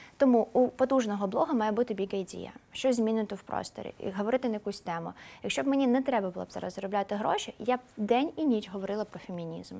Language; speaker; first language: Ukrainian; non-native, local second language; Russian